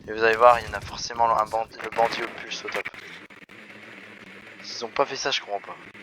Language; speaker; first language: French; native; French